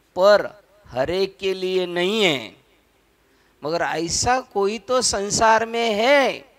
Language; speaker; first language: Hindi; non-native, local second language; Marathi